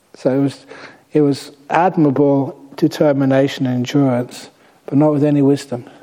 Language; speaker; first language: English; native; English